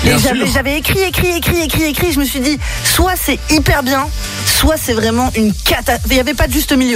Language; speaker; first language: French; native; French